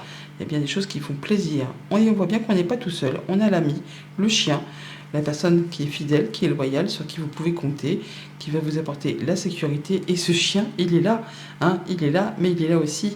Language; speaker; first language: French; native; French